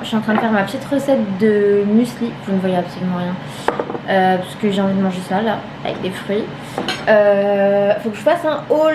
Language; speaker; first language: French; native; French